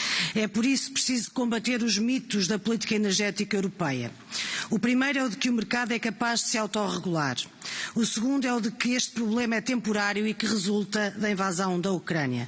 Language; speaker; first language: Portuguese; native; Portuguese